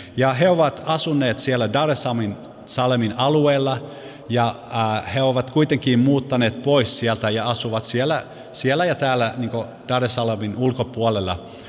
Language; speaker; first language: Finnish; early bilingual, heritage; Finnish